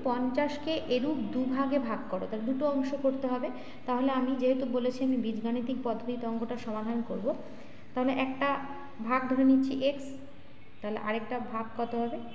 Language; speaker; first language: Bangla; native; Bangla